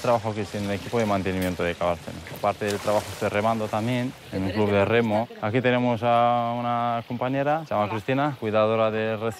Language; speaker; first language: Spanish; non-native, fluent; Romanian